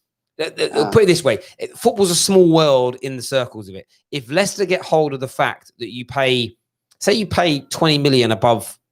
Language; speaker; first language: English; native; English